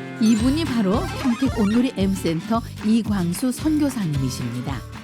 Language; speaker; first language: Korean; native; Korean